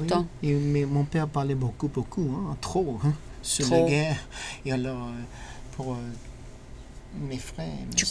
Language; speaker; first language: French; non-native, learner; English